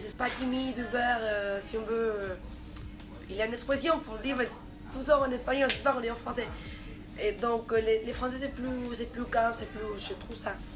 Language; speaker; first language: French; non-native, fluent; Spanish